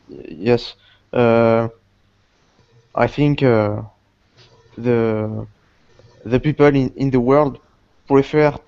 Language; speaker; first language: English; non-native, learner; Portuguese